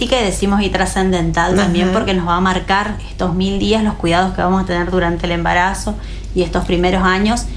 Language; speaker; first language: Spanish; native; Spanish